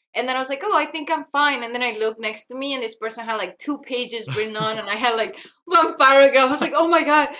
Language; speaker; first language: English; non-native, fluent; Spanish